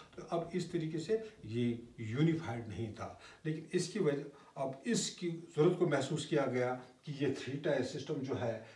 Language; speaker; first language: Urdu; non-native, local second language; Kashmiri